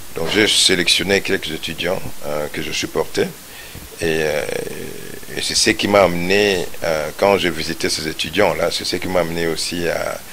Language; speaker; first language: French; non-native, local second language; Lingala